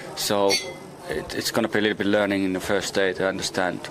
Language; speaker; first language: English; non-native, fluent; Finnish